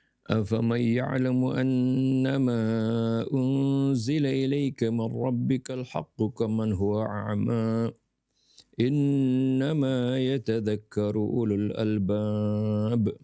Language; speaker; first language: Arabic; non-native, fluent; Indonesian